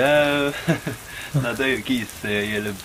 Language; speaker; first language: Korean; non-native, learner; Chinese